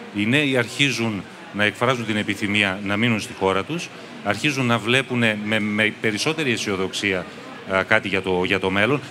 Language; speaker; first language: Greek; native; Greek